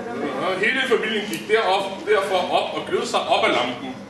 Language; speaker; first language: Danish; native; Danish